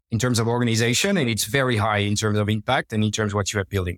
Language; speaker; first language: English; non-native, fluent; French